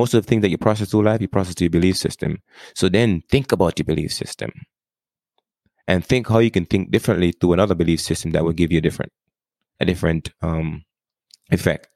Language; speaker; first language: English; non-native, local second language; Jamaican Creole English